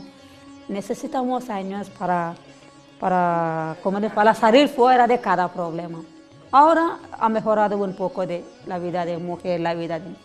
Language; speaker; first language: Spanish; non-native, learner; Telugu